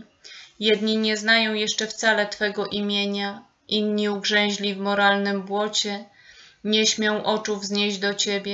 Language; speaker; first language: Polish; native; Polish